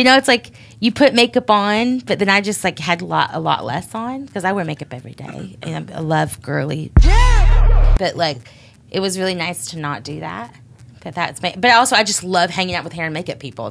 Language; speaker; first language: English; native; English